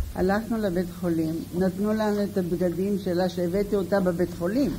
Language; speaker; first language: Hebrew; non-native, fluent; Bulgarian